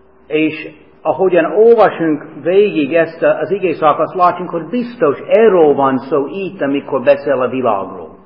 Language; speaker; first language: Hungarian; non-native, fluent; English